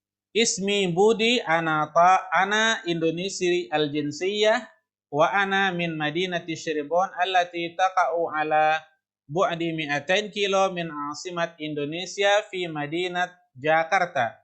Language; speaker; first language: Arabic; non-native, fluent; Indonesian